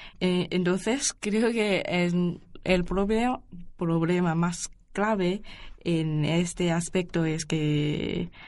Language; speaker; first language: Spanish; non-native, learner; Chinese